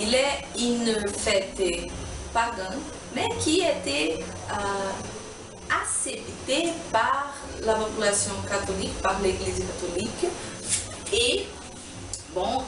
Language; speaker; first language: French; non-native, learner; Portuguese